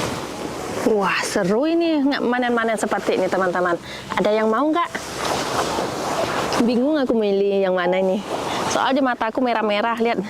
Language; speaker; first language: Indonesian; native; Indonesian